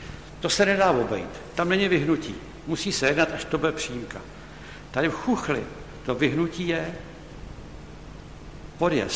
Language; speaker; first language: Czech; native; Czech